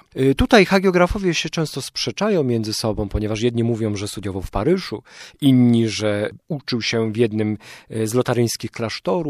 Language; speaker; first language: Polish; native; Polish